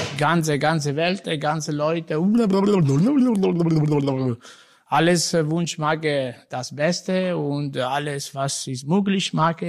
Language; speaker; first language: German; non-native, learner; Italian